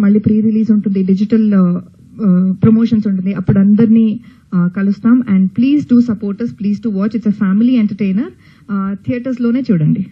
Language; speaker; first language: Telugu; non-native, fluent; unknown